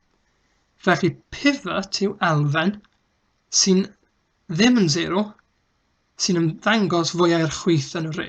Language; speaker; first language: Welsh; native; Welsh